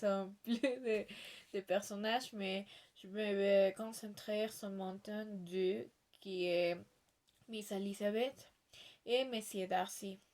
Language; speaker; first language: French; non-native, learner; Spanish